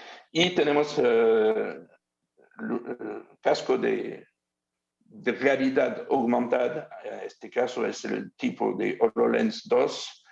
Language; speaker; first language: Spanish; non-native, learner; French